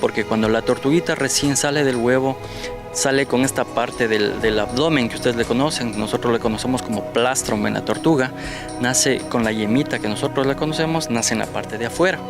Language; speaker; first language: Spanish; native; Spanish